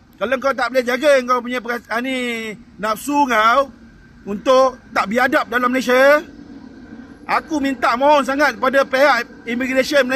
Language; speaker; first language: Malay; native; Malay